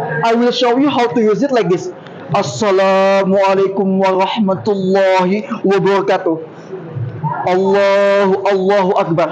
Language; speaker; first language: English; non-native, learner; Indonesian